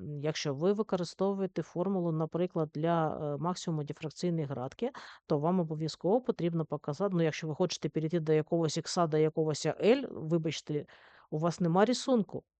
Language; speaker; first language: Ukrainian; native; Ukrainian